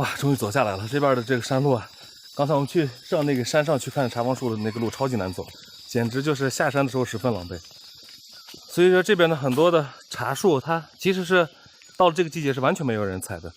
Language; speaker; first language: Chinese; native; Chinese